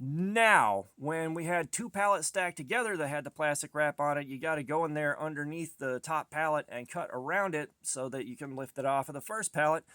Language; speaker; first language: English; native; English